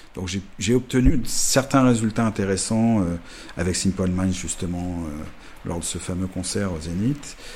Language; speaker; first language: French; native; French